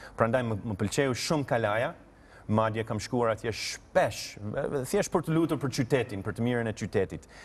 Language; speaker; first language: Albanian; non-native, fluent; English